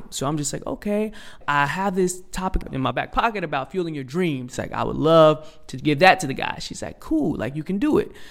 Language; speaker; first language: English; native; English